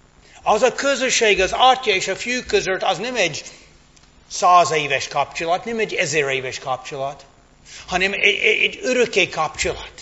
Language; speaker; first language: Hungarian; non-native, fluent; English